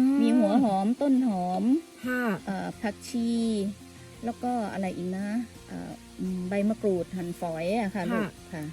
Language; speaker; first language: Thai; native; Thai